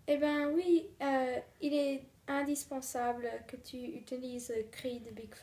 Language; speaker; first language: French; non-native, learner; English